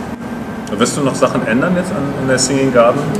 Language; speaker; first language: German; native; German